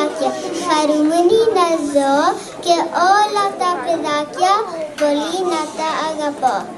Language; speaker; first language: Greek; early bilingual, heritage; Greek